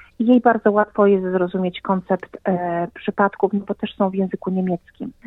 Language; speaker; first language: Polish; native; Polish